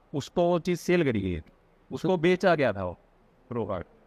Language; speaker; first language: Hindi; native; Hindi